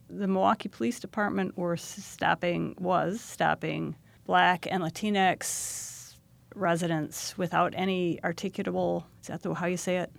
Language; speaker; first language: English; native; English